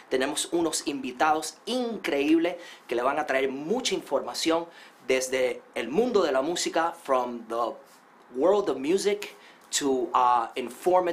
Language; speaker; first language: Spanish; early bilingual, heritage; Spanish